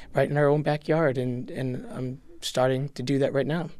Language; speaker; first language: English; native; English